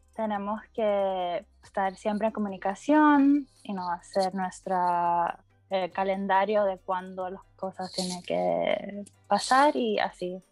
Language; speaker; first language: Spanish; early bilingual, heritage; Spanish